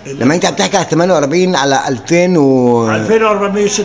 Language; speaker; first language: Arabic; native; Arabic